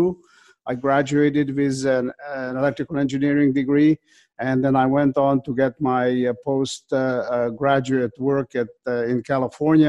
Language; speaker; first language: English; non-native, fluent; Slovak